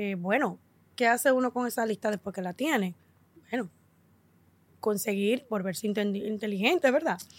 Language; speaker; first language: Spanish; early bilingual, heritage; Spanish